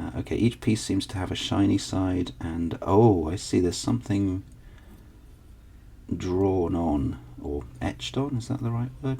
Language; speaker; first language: English; native; English